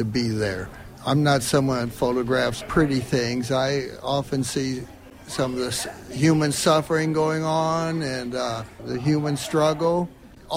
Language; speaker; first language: English; native; English